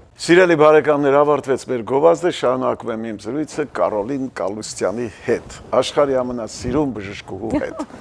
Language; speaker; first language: Armenian; native; Armenian